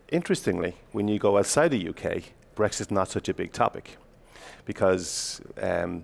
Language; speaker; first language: English; native; English